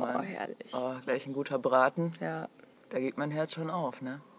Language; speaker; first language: German; native; German